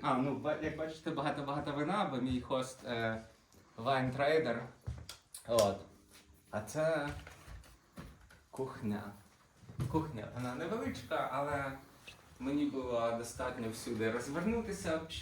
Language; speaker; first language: Ukrainian; native; Ukrainian